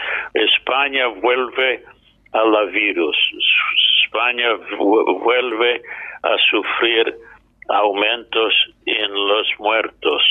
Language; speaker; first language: Spanish; non-native, fluent; English